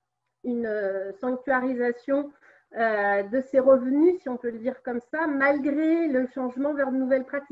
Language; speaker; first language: French; native; French